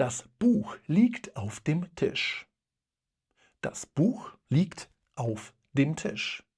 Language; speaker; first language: German; non-native, fluent; Polish